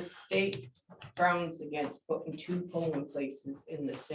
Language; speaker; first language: English; native; English